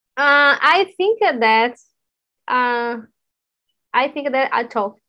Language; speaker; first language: English; non-native, learner; Portuguese